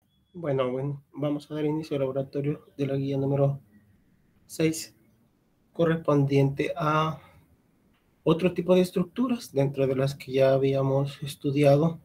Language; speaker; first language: Spanish; native; Spanish